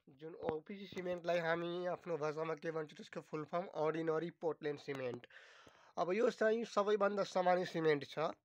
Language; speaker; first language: Nepali; native; Nepali